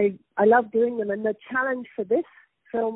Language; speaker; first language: English; native; English